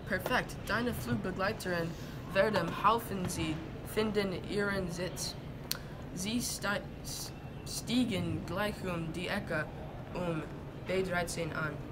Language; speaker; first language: German; non-native, learner; English